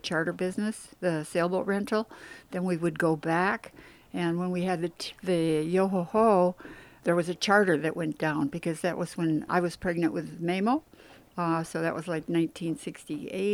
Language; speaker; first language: English; native; English